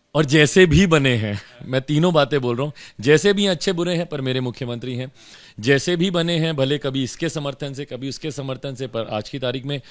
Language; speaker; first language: Hindi; native; Hindi